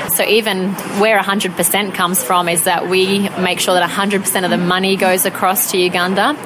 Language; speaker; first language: English; native; English